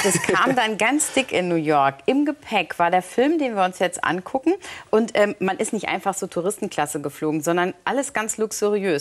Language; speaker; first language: German; native; German